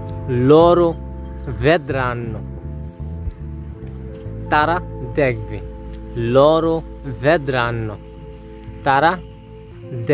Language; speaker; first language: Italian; non-native, learner; Bangla